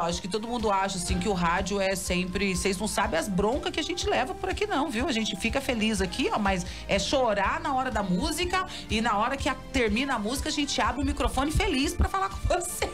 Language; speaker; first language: Portuguese; native; Portuguese